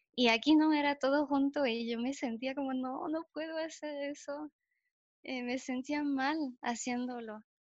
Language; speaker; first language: Spanish; non-native, fluent; French